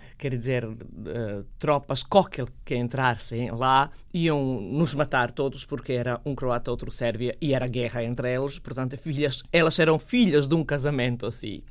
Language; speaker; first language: Portuguese; non-native, fluent; Bosnian